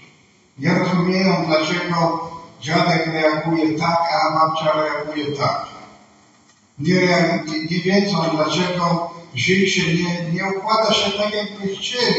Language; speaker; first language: Polish; non-native, fluent; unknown